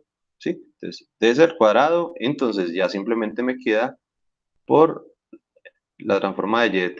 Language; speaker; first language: Spanish; native; Spanish